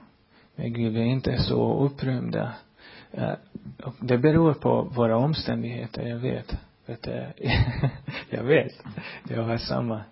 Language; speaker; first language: Swedish; non-native, fluent; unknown